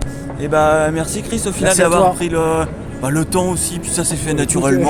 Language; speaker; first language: French; native; French